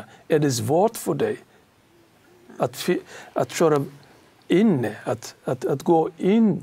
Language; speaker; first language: Swedish; non-native, learner; Somali